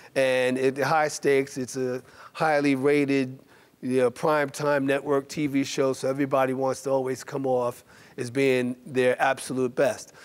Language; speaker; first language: English; native; English